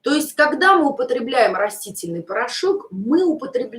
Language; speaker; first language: Russian; native; Russian